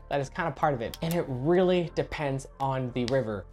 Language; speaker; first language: English; native; English